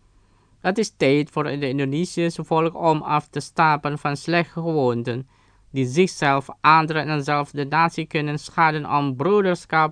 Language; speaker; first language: Dutch; non-native, fluent; Indonesian